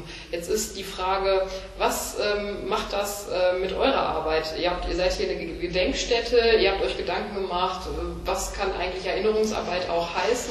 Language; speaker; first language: German; native; German